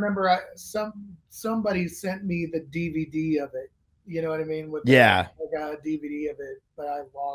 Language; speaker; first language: English; native; English